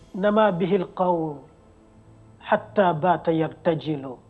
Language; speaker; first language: Arabic; non-native, fluent; Wolof